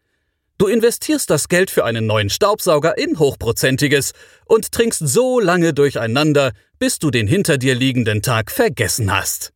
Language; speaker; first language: German; native; German